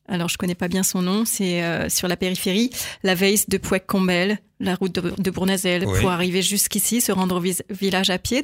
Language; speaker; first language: French; native; French